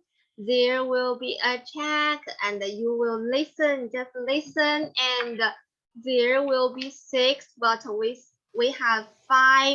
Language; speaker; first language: English; non-native, learner; Chinese